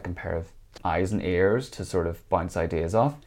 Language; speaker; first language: English; native; English